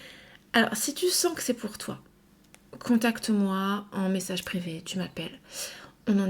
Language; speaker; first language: French; native; French